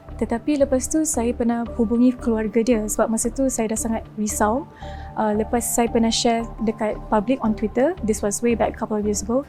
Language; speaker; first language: Malay; native; Malay